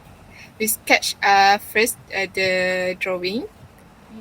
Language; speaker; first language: English; non-native, local second language; Malay